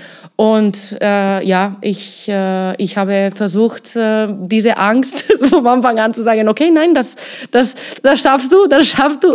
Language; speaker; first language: German; non-native, fluent; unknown